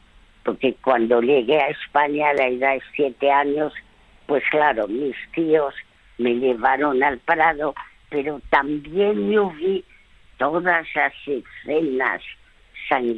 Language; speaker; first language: Spanish; early bilingual, other home language; French